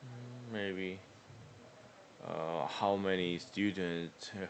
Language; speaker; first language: English; non-native, learner; Korean